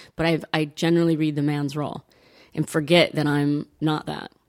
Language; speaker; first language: English; early bilingual, other home language; Italian